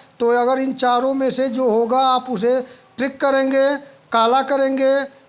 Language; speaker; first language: Hindi; native; Hindi